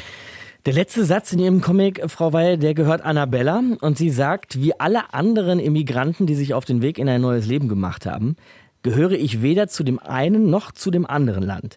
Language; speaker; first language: German; native; German